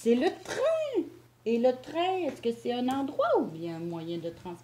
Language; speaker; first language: French; native; French